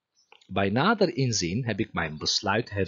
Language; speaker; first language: Dutch; non-native, fluent; Turkish